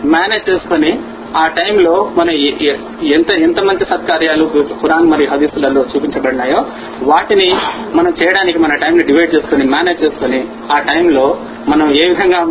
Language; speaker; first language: Telugu; non-native, local second language; Urdu